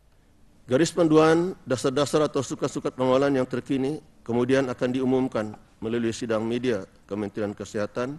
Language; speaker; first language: Malay; native; Malay